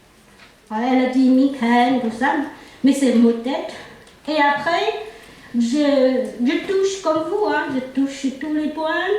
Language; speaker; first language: French; non-native, local second language; Chinese